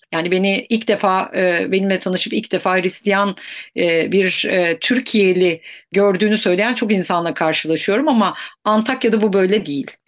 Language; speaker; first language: Turkish; native; Turkish